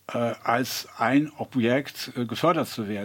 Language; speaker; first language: German; native; German